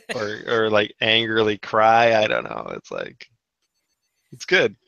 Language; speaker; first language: English; native; English